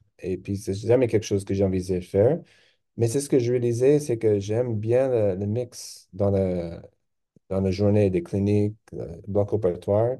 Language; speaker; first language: French; non-native, local second language; English